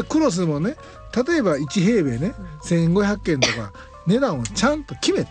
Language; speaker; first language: Japanese; native; Japanese